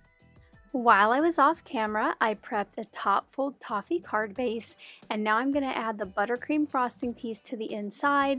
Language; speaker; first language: English; native; English